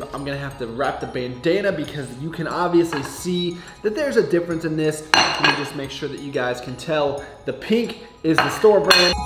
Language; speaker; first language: English; native; English